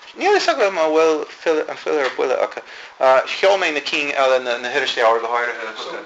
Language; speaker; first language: Irish; non-native, fluent; English